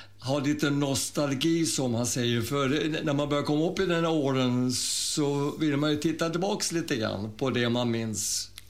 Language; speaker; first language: Swedish; early bilingual, other home language; German